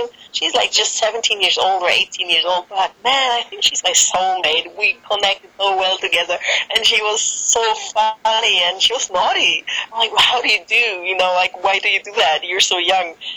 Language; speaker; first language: English; non-native, fluent; German